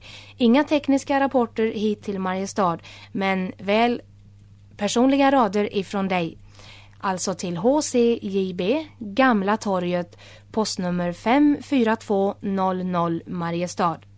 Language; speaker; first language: Swedish; native; Swedish